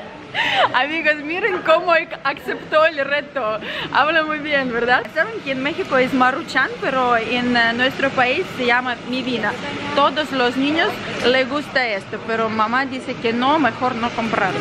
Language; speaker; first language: Spanish; non-native, fluent; Ukrainian